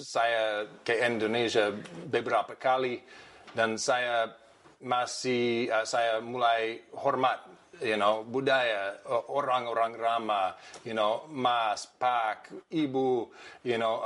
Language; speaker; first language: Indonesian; non-native, learner; English